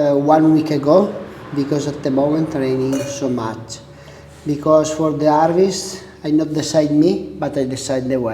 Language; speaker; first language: English; non-native, learner; Italian